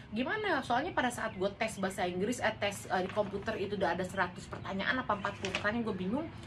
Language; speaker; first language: Indonesian; native; Indonesian